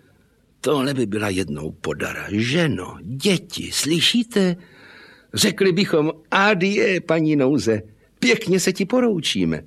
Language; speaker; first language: Czech; native; Czech